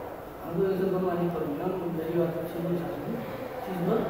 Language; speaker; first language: Korean; non-native, learner; Nepali